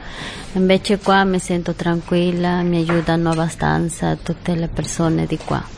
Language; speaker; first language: Italian; non-native, learner; Spanish